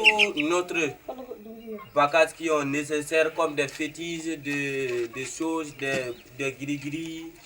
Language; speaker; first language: French; non-native, learner; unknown